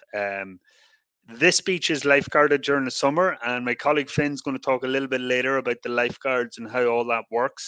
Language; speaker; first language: English; native; English